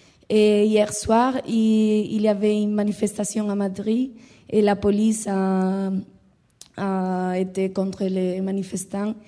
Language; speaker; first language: French; non-native, learner; Spanish